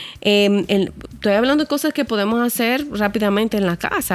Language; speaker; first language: Spanish; native; Spanish